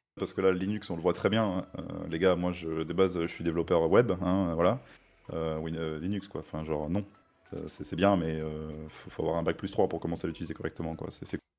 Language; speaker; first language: French; native; French